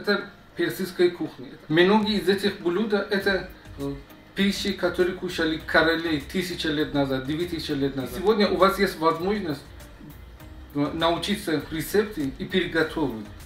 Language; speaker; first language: Russian; non-native, learner; Persian